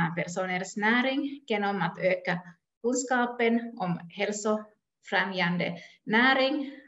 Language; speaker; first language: Swedish; non-native, local second language; Finnish